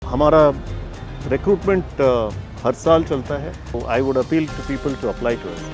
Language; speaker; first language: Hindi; non-native, local second language; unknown